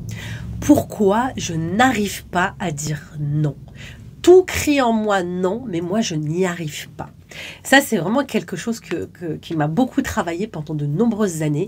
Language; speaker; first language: French; native; French